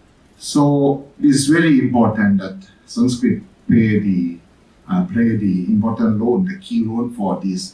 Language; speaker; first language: English; non-native, fluent; Thai